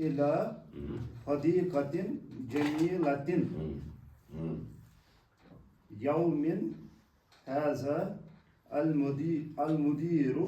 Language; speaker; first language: Arabic; non-native, learner; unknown